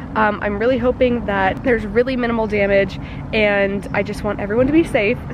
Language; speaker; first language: English; native; English